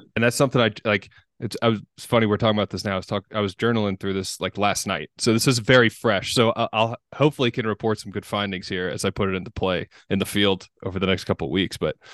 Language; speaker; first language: English; native; English